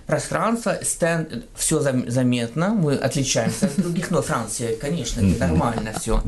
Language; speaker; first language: Russian; non-native, fluent; French